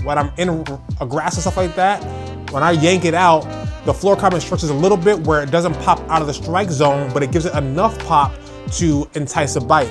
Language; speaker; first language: English; native; English